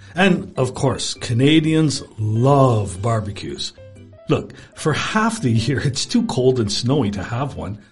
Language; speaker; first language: English; native; English